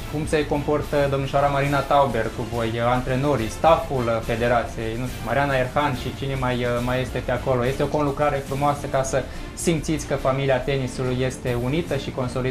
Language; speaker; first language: Romanian; native; Romanian